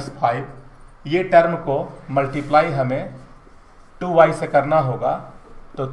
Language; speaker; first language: Hindi; native; Hindi